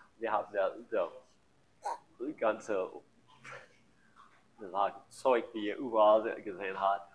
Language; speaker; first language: German; non-native, learner; English